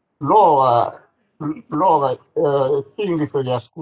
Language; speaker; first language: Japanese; non-native, learner; Chinese